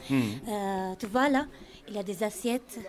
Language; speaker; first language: French; non-native, learner; Arabic